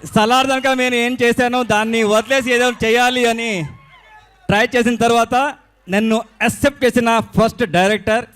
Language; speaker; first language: Telugu; non-native, learner; Kannada